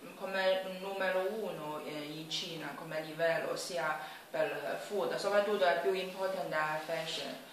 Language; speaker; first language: Italian; non-native, learner; Chinese